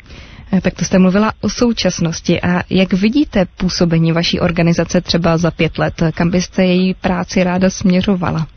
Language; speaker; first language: Czech; native; Czech